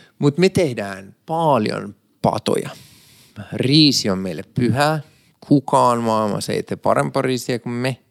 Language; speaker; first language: Finnish; early bilingual, other home language; Persian